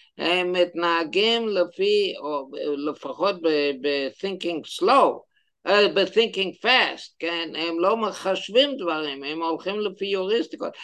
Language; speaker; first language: Hebrew; non-native, fluent; English